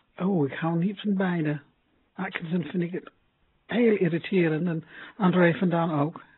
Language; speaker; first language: Dutch; non-native, fluent; English